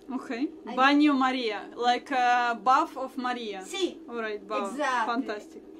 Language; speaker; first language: English; non-native, learner; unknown